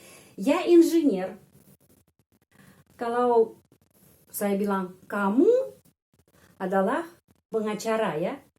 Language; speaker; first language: Indonesian; non-native, fluent; Russian